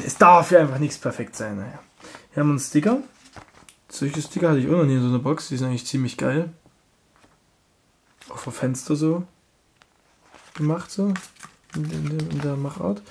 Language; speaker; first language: German; native; German